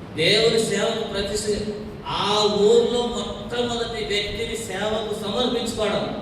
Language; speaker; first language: Telugu; non-native, local second language; Tamil